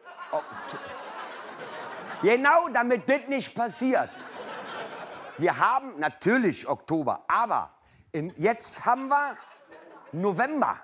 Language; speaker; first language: German; native; German